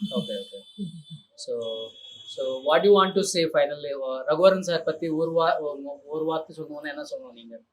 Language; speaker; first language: Tamil; non-native, fluent; Telugu